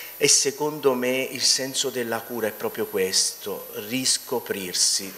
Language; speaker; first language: Italian; native; Italian